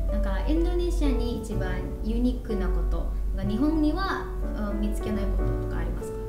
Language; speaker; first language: Indonesian; native; Indonesian